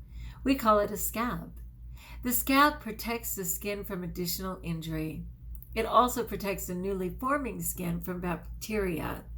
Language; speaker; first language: English; native; English